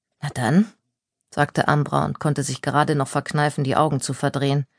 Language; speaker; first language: German; native; German